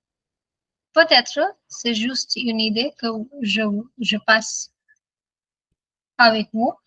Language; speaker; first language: French; non-native, fluent; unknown